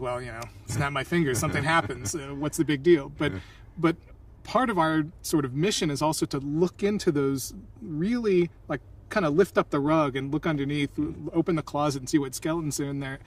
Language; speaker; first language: English; native; English